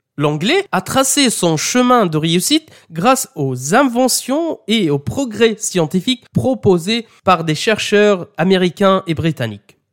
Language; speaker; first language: French; non-native, fluent; Arabic